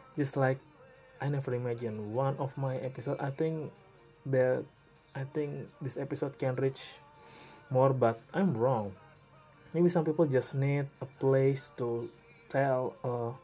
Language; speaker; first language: English; non-native, learner; Indonesian